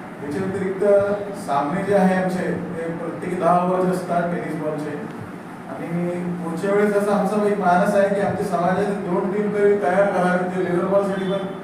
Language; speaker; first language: Marathi; non-native, local second language; Marwari